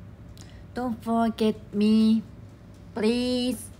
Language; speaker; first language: English; non-native, learner; Japanese